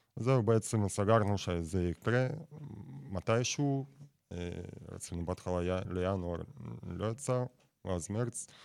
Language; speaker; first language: Hebrew; non-native, fluent; Russian